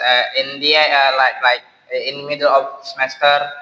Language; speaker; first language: English; non-native, learner; Indonesian